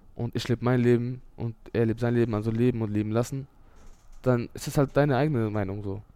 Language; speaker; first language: German; early bilingual, other home language; Urdu